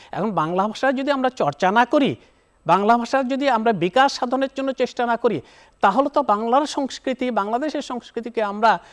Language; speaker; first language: Bangla; native; Bangla